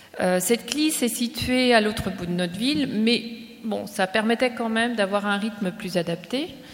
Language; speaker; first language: French; native; French